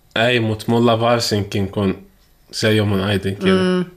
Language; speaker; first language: Finnish; non-native, learner; Arabic